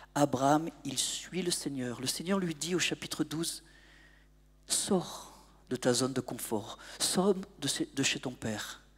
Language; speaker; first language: French; native; French